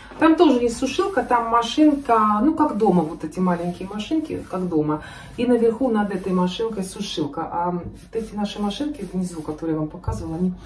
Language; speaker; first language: Russian; native; Russian